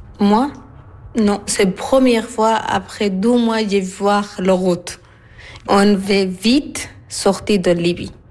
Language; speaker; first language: French; non-native, learner; Arabic